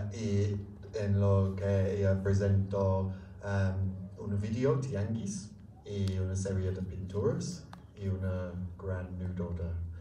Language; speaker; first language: Spanish; non-native, fluent; English